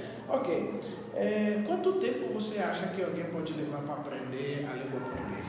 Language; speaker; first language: Portuguese; non-native, fluent; Haitian Creole